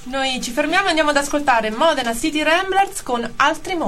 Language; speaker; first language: Italian; native; Italian